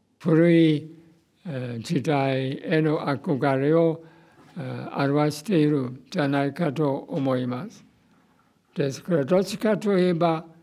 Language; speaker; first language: Japanese; non-native, fluent; English